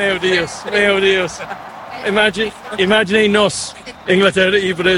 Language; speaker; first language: Portuguese; non-native, learner; English